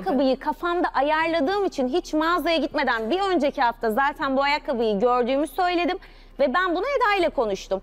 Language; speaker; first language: Turkish; native; Turkish